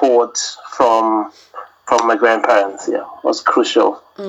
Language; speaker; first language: English; non-native, local second language; Zulu